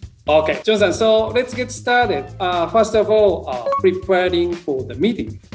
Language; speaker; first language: English; non-native, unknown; Japanese